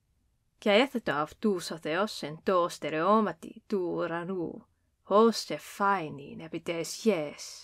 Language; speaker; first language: Greek; non-native, fluent; English